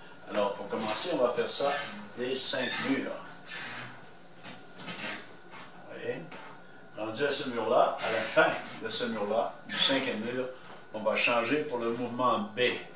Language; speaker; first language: French; native; French